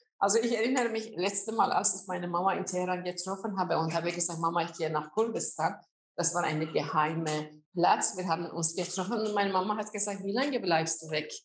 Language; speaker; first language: German; non-native, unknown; Azerbaijani